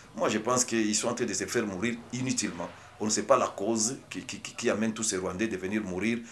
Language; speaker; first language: French; non-native, local second language; Swahili